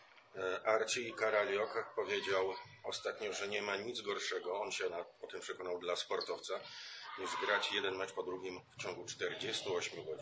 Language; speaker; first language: Polish; native; Polish